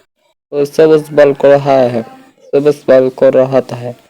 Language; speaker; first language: Hindi; non-native, learner; Bangla